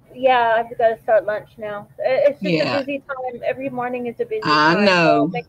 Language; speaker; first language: English; native; English